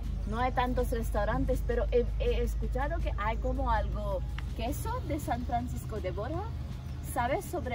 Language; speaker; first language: Spanish; non-native, learner; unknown